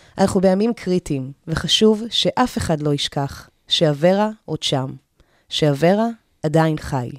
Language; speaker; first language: Hebrew; early bilingual, other home language; Amharic